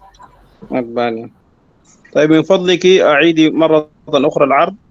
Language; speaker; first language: Arabic; non-native, fluent; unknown